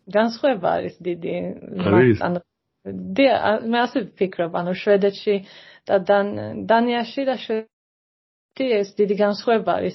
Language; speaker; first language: Georgian; non-native, fluent; Swedish